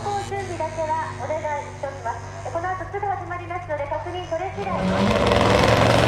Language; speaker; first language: Japanese; native; Japanese